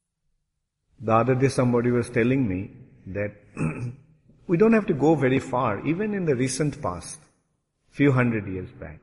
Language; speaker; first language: English; non-native, local second language; Bangla